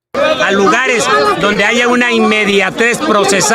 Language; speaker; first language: Spanish; native; Spanish